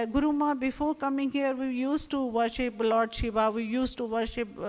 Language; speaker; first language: English; non-native, local second language; Hindi